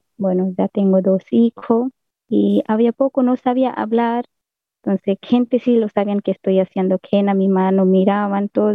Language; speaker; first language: Spanish; non-native, learner; Hindi